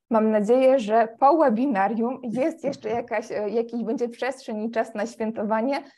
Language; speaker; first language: Polish; native; Polish